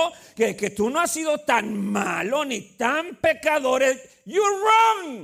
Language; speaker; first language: Spanish; native; Spanish